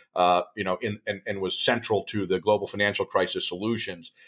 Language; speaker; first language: English; native; English